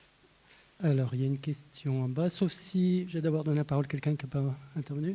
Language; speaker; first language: French; native; French